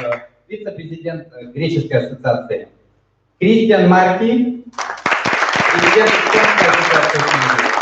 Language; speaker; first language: Russian; native; Russian